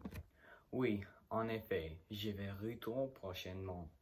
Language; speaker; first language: French; non-native, learner; English